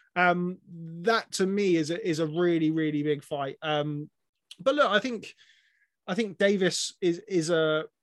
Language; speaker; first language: English; native; English